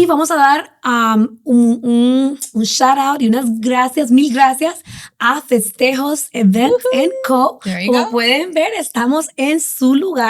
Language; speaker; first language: Spanish; native; Spanish